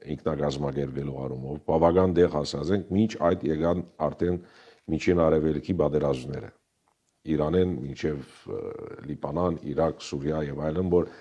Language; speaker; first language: Armenian; early bilingual, heritage; Armenian